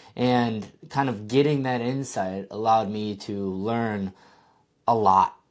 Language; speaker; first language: English; native; English